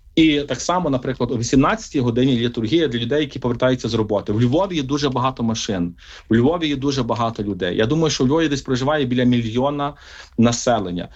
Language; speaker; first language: Ukrainian; native; Ukrainian